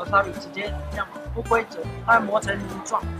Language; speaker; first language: Chinese; native; Chinese